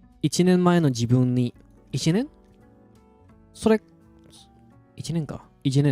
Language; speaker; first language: Japanese; non-native, fluent; Indonesian